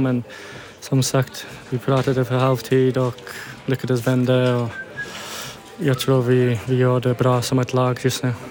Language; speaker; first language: Swedish; non-native, fluent; English